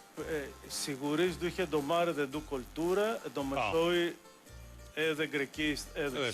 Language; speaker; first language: Albanian; non-native, learner; Greek